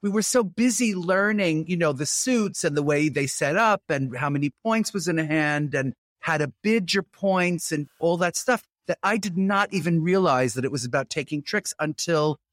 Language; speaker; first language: English; native; English